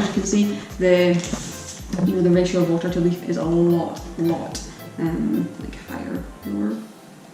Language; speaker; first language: English; native; English